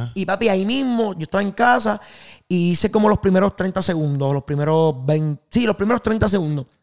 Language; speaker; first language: Spanish; native; Spanish